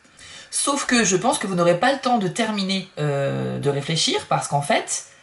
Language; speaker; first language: French; native; French